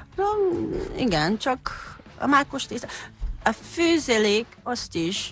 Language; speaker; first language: Hungarian; non-native, learner; Japanese